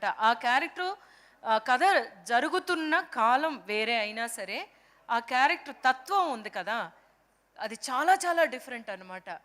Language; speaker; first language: Telugu; native; Telugu